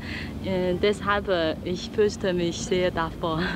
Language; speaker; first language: German; non-native, learner; Chinese